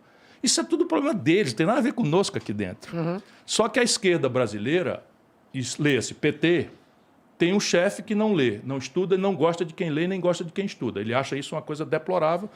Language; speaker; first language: Portuguese; native; Portuguese